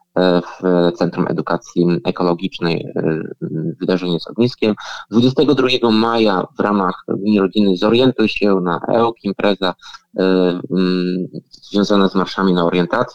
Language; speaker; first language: Polish; native; Polish